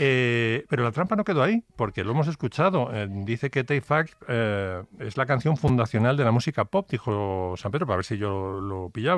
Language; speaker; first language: Spanish; native; Spanish